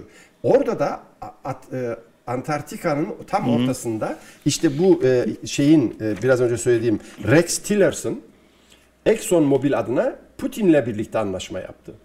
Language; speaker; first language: Turkish; native; Turkish